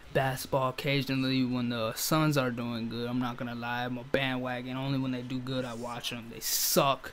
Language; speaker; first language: English; native; English